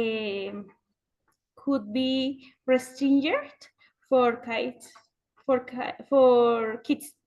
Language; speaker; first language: English; non-native, learner; Spanish